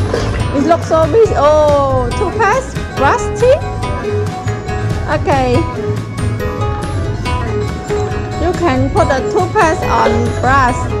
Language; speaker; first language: English; non-native, learner; Khmer